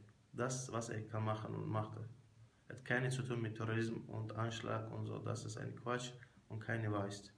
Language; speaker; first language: German; non-native, learner; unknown